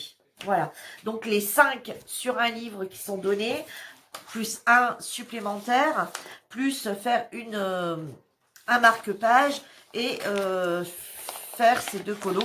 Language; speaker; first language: French; native; French